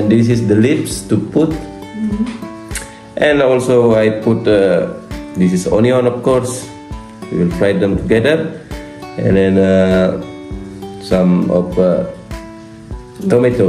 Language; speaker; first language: English; non-native, fluent; Indonesian